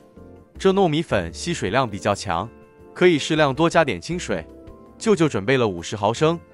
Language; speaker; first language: Chinese; native; Chinese